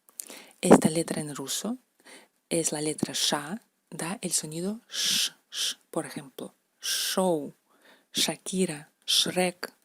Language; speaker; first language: Spanish; non-native, fluent; Russian